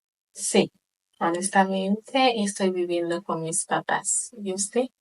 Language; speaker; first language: Spanish; non-native, local second language; Haitian Creole